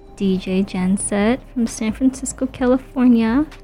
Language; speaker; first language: English; native; English